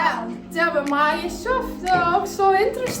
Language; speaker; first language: Danish; non-native, learner; Icelandic